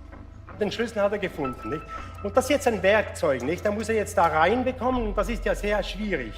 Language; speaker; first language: German; non-native, fluent; French